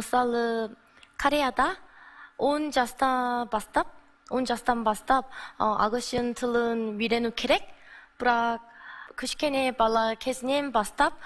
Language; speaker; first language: Kazakh; non-native, learner; Korean